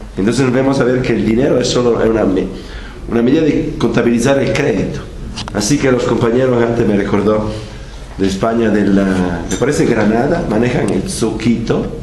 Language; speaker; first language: Spanish; non-native, fluent; Italian